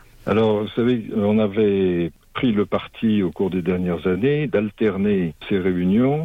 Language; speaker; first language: French; native; French